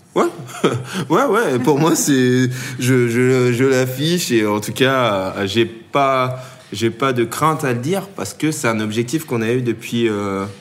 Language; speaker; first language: French; native; French